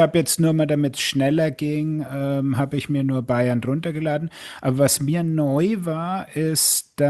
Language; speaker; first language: German; native; German